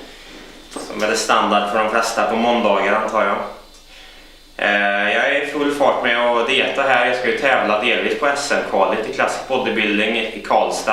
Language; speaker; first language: Swedish; native; Swedish